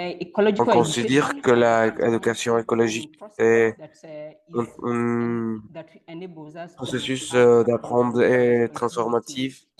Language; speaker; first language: French; non-native, learner; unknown